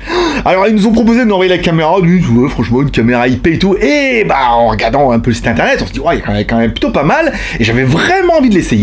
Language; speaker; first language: French; native; French